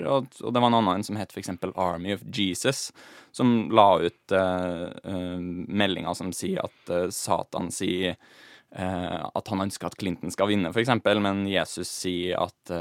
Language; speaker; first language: Norwegian; native; Norwegian